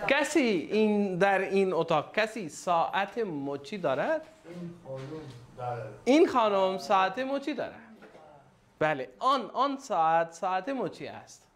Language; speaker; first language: Persian; non-native, fluent; Urdu